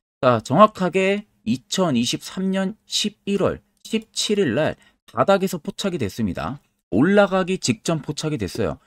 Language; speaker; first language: Korean; native; Korean